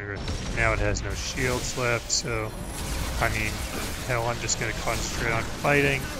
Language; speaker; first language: English; native; English